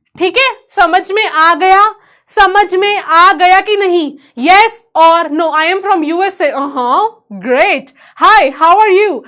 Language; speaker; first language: Hindi; native; Hindi